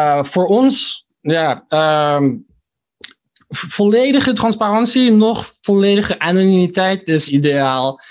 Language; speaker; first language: Dutch; early bilingual, heritage; Dutch